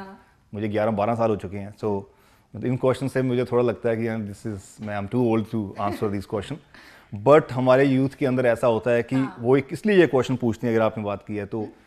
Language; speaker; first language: Hindi; non-native, local second language; Punjabi